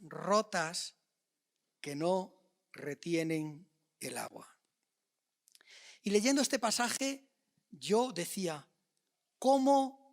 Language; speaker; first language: Spanish; native; Spanish